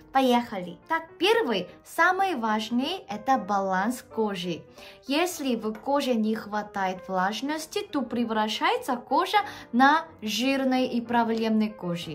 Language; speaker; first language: Russian; non-native, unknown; Korean